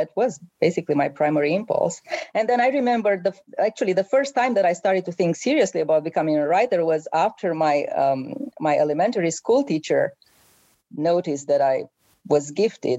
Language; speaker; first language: English; non-native, fluent; Romanian